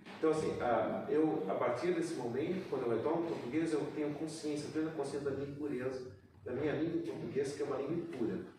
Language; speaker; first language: Portuguese; native; Portuguese